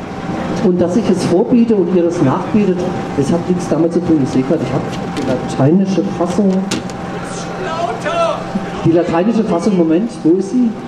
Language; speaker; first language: German; native; German